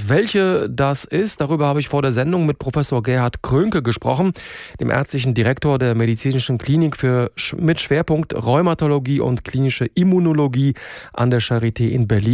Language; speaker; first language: German; native; German